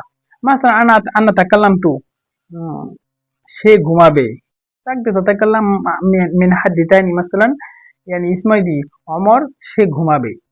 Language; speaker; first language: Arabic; non-native, fluent; Bangla